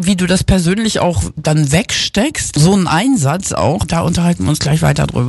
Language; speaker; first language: German; native; German